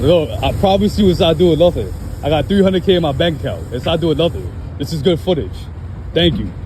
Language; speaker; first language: English; native; English